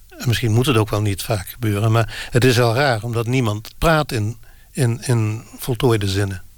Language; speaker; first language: Dutch; native; Dutch